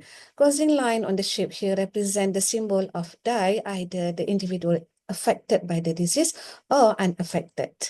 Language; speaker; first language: English; non-native, local second language; Malay